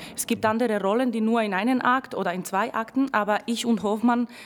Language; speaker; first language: German; non-native, fluent; Spanish